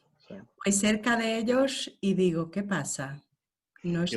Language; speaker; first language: Spanish; non-native, fluent; Portuguese